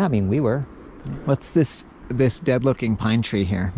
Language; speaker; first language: English; native; English